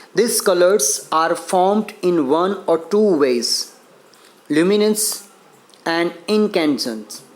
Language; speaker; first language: English; non-native, local second language; Gujarati